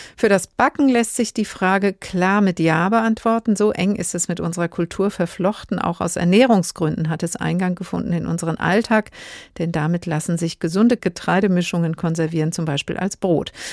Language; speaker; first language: German; native; German